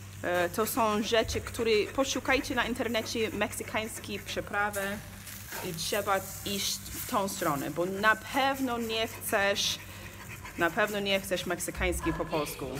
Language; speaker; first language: Polish; non-native, learner; English